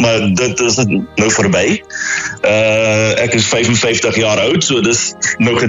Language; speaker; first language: Dutch; non-native, learner; Afrikaans